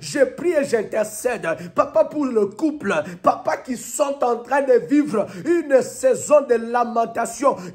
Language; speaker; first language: French; non-native, local second language; Lingala